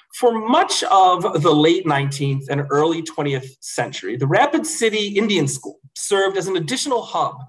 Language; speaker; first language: English; native; English